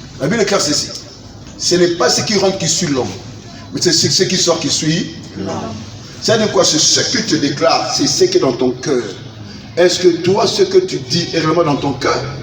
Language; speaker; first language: French; non-native, local second language; Lingala